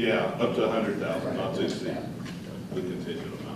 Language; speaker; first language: English; native; English